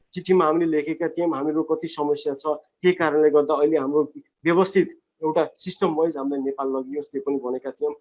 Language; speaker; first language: Nepali; native; Nepali